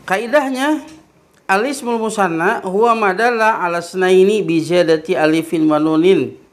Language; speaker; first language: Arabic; non-native, fluent; Sundanese